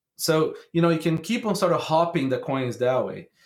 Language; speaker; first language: English; non-native, fluent; Portuguese